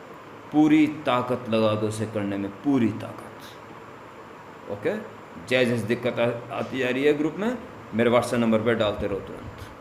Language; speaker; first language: Hindi; native; Hindi